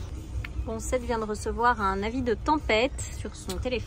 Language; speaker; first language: French; native; French